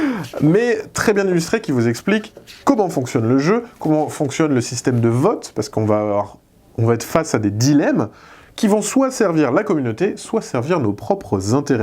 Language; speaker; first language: French; native; French